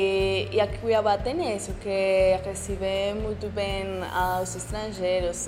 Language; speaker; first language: Portuguese; non-native, fluent; Spanish